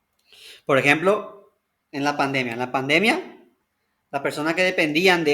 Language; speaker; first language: Spanish; native; Spanish